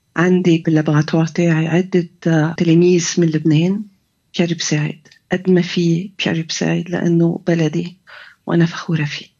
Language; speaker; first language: Arabic; early bilingual, heritage; Arabic